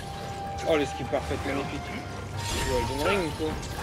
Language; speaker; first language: French; native; French